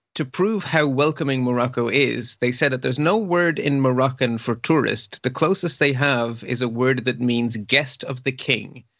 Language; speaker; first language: English; non-native, fluent; Dutch